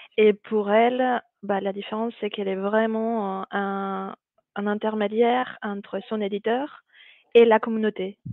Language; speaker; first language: French; non-native, fluent; Spanish